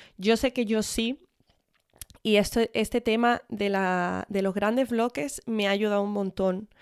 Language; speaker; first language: Spanish; early bilingual, other home language; English